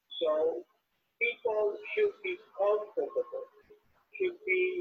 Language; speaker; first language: English; non-native, local second language; Spanish